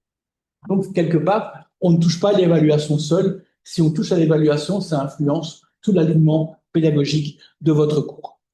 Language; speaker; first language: French; native; French